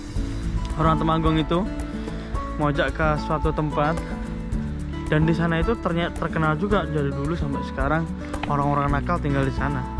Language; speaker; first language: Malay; non-native, local second language; Javanese